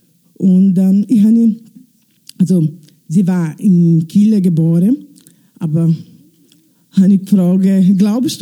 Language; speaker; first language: German; non-native, learner; Italian